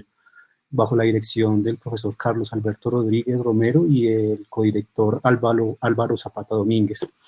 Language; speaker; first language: Spanish; native; Spanish